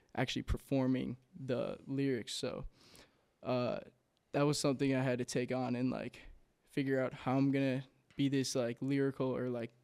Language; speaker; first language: English; native; English